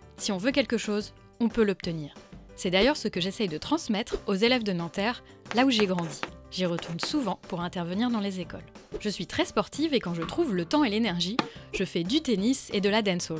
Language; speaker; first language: French; early bilingual, other home language; Arabic